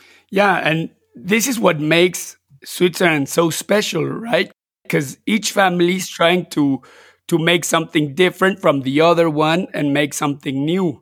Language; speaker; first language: English; non-native, fluent; Spanish